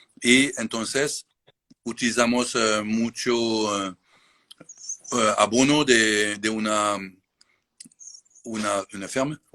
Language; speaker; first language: Spanish; non-native, learner; French